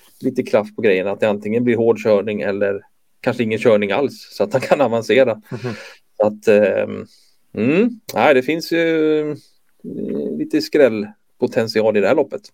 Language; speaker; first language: Swedish; native; Swedish